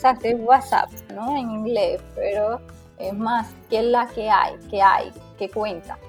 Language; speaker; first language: Spanish; native; Spanish